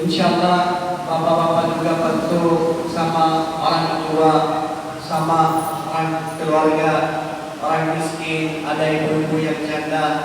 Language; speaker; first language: Indonesian; non-native, learner; Urdu